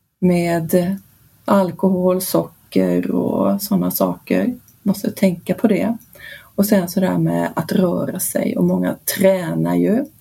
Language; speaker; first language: Swedish; early bilingual, heritage; Swedish